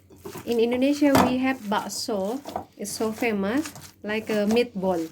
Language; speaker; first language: English; non-native, fluent; Indonesian